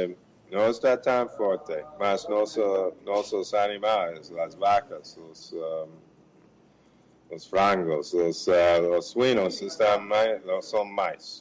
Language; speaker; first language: Portuguese; non-native, fluent; English